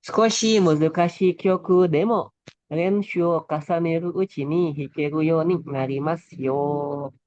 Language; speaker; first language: Japanese; non-native, fluent; Indonesian